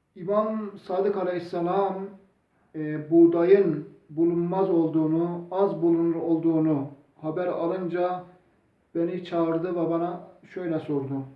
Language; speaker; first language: Turkish; non-native, local second language; Zaza